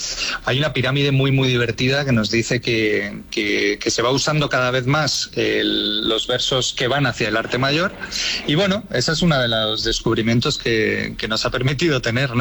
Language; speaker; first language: Spanish; native; Spanish